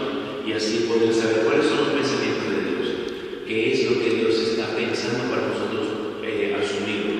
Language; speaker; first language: Spanish; native; Spanish